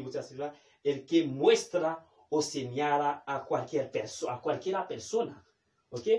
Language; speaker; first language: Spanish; non-native, fluent; Haitian Creole